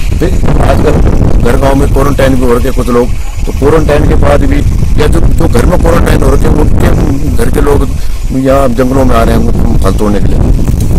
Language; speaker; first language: Hindi; native; Hindi